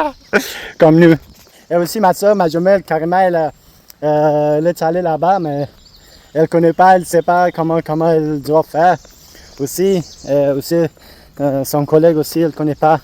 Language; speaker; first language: French; non-native, learner; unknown